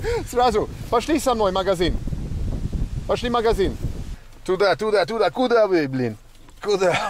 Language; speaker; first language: Russian; non-native, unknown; English